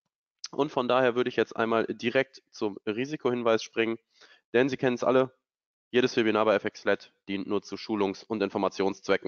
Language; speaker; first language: German; native; German